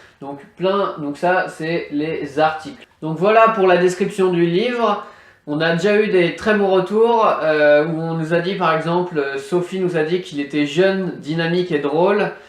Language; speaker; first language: French; native; French